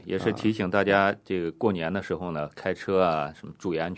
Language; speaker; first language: Chinese; native; Chinese